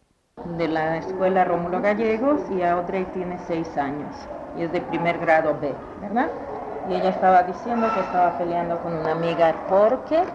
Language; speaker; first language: Spanish; native; Spanish